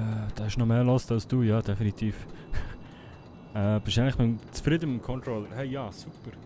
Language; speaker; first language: German; native; German